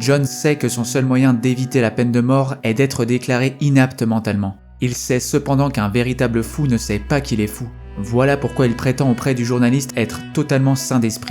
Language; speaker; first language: French; native; French